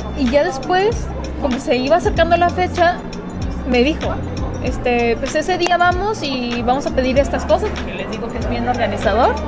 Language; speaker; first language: Spanish; early bilingual, other home language; Korean